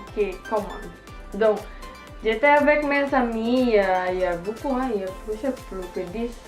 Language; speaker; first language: French; non-native, learner; Indonesian